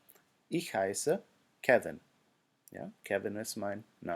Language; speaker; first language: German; non-native, fluent; English